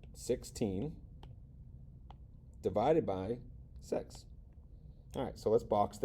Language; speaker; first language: English; native; English